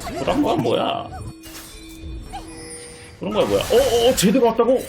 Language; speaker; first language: Korean; native; Korean